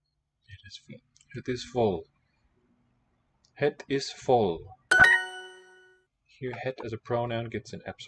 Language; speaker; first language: Dutch; non-native, learner; English